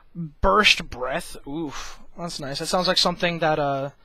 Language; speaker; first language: English; native; English